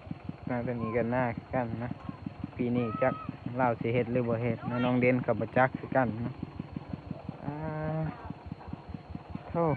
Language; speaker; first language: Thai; non-native, local second language; Northeastern Thai